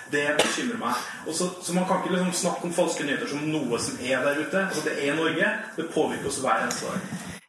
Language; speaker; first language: Norwegian; native; Norwegian